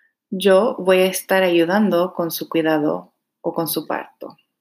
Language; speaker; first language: Spanish; non-native, fluent; English